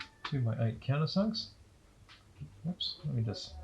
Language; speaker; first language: English; native; English